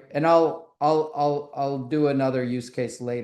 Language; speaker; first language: English; native; English